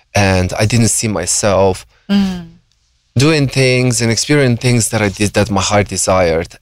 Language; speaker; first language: English; non-native, fluent; Slovenian